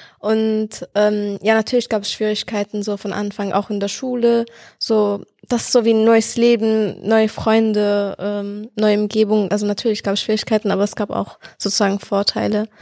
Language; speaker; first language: German; non-native, fluent; Kurdish